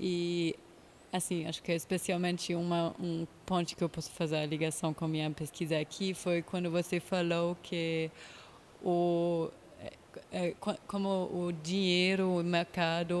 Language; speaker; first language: Portuguese; non-native, fluent; German